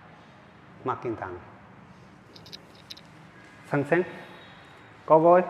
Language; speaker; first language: Vietnamese; non-native, learner; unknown